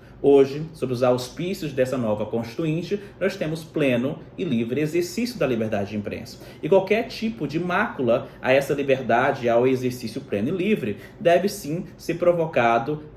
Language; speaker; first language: Portuguese; native; Portuguese